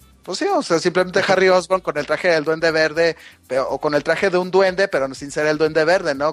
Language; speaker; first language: Spanish; native; Spanish